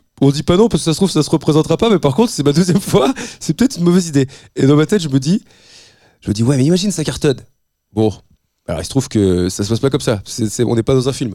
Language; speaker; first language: French; native; French